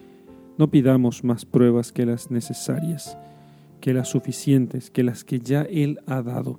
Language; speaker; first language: Spanish; native; Spanish